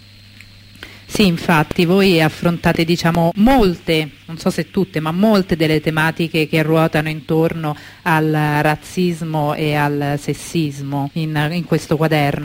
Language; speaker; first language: Italian; native; Italian